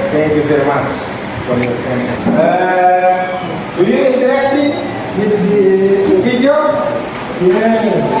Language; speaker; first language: English; non-native, learner; Indonesian